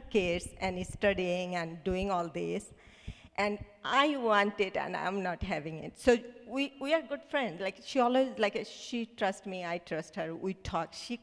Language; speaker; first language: English; non-native, local second language; Bangla